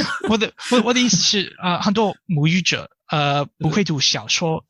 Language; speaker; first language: Chinese; non-native, fluent; English